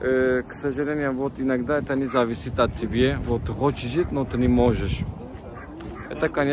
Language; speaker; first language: Russian; non-native, learner; Turkish